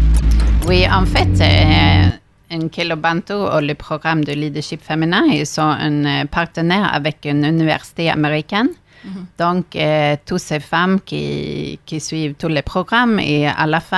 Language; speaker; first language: French; non-native, fluent; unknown